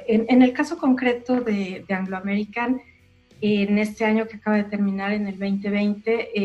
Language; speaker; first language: Spanish; native; Spanish